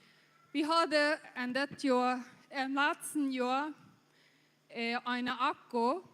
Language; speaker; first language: German; non-native, local second language; Low German